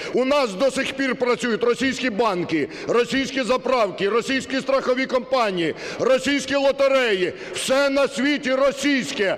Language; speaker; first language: Ukrainian; native; Ukrainian